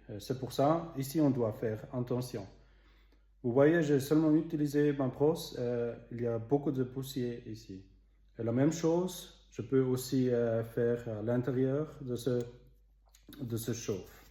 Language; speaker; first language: French; non-native, local second language; German